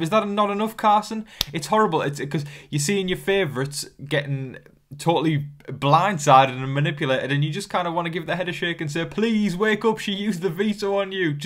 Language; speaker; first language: English; native; English